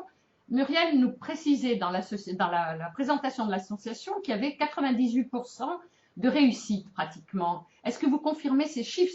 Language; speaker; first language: French; native; French